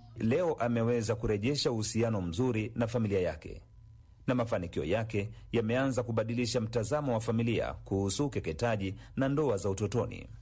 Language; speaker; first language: Swahili; native; Swahili